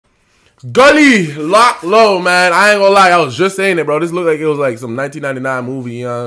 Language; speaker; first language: English; native; English